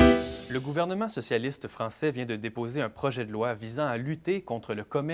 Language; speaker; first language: French; native; French